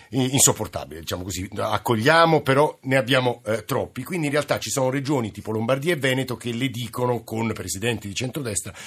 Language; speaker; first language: Italian; native; Italian